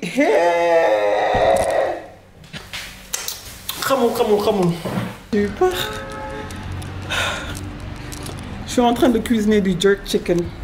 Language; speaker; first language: French; non-native, local second language; Wolof